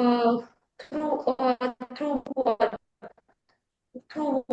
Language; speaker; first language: English; non-native, learner; Hindi